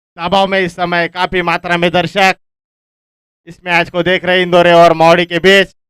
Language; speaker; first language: Hindi; non-native, local second language; Marathi